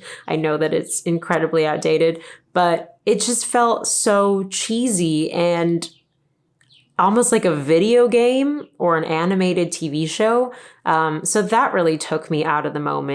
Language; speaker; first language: English; native; English